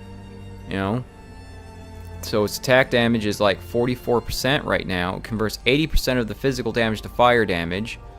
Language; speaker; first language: English; native; English